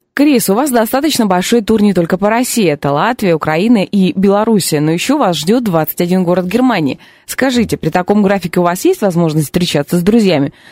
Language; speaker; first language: Russian; native; Russian